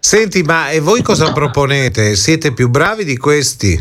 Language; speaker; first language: Italian; native; Italian